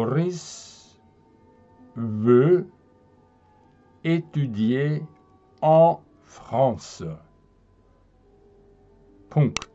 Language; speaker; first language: French; non-native, fluent; German